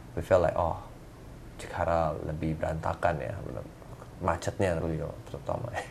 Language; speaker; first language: English; non-native, fluent; Indonesian